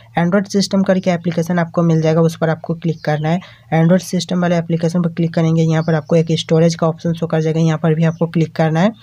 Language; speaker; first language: Hindi; native; Hindi